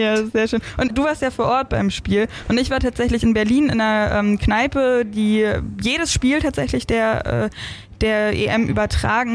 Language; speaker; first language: German; native; German